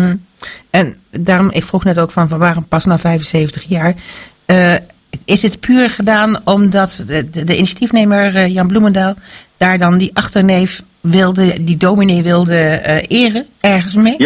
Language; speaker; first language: Dutch; native; Dutch